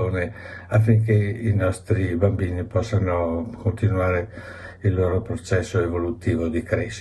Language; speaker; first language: Italian; native; Italian